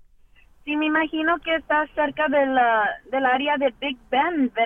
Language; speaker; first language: Spanish; early bilingual, heritage; Spanish